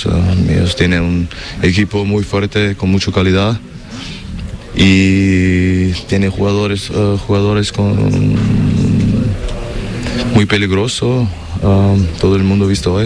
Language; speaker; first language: Spanish; non-native, learner; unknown